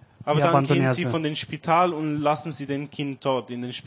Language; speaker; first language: German; non-native, learner; Romanian